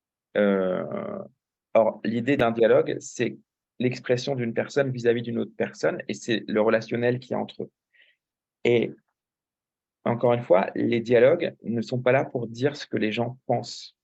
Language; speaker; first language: French; native; French